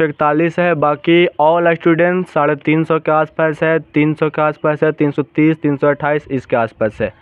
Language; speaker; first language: Hindi; native; Hindi